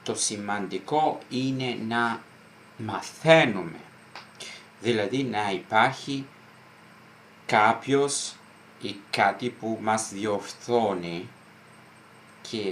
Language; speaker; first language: Greek; non-native, fluent; Italian